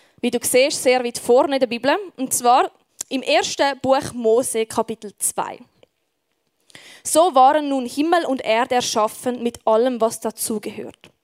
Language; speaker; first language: German; native; German